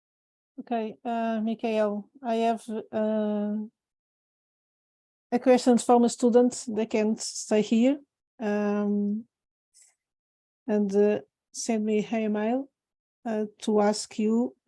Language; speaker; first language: English; non-native, fluent; Portuguese